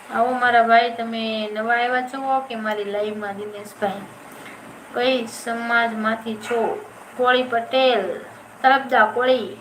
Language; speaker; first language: Gujarati; native; Gujarati